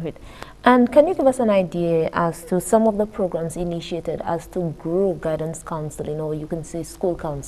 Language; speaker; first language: English; native; English